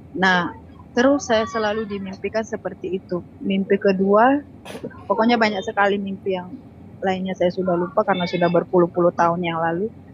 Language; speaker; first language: Indonesian; native; Indonesian